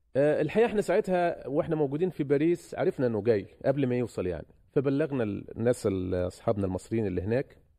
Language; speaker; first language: Arabic; native; Arabic